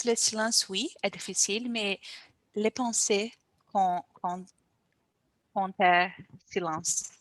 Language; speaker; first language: French; non-native, learner; Portuguese